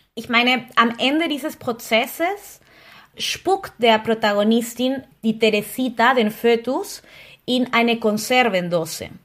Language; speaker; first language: German; non-native, fluent; Spanish